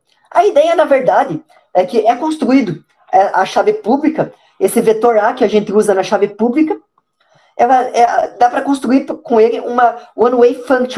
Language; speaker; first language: Portuguese; native; Portuguese